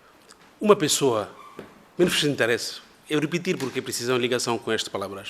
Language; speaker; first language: Portuguese; non-native, learner; Bangla